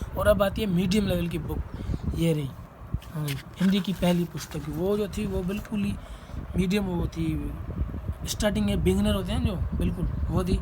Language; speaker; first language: Urdu; non-native, local second language; Sindhi